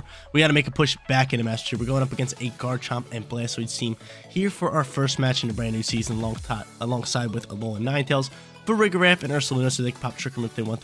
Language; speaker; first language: English; native; English